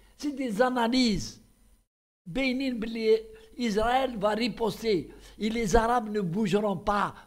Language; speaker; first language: French; non-native, local second language; Arabic